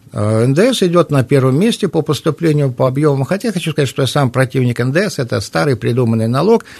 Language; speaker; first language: Russian; native; Russian